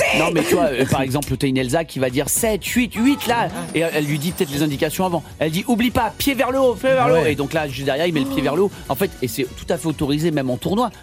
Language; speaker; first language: French; native; French